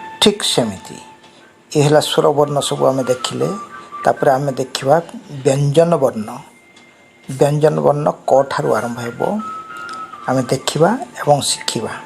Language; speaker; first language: Odia; non-native, local second language; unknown